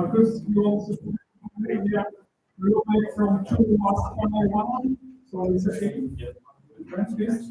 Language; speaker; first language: English; non-native, learner; Russian